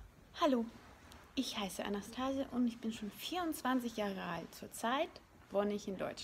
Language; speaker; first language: German; non-native, fluent; Russian